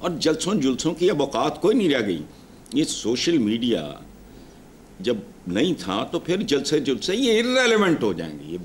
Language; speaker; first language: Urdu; non-native, local second language; Punjabi